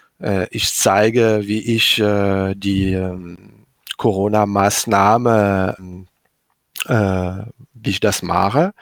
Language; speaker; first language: German; non-native, learner; French